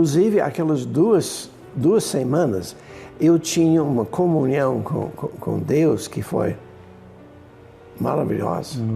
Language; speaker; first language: Portuguese; non-native, fluent; English